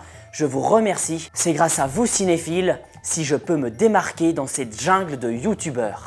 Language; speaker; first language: French; native; French